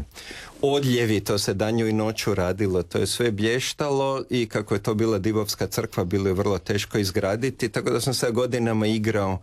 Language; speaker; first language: Serbian; native; Serbian